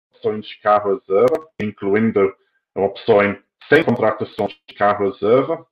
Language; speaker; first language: Portuguese; non-native, fluent; English